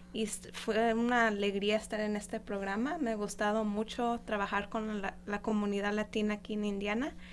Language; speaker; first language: Spanish; non-native, fluent; English